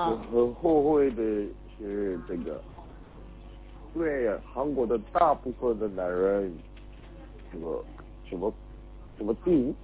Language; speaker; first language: Chinese; non-native, learner; Korean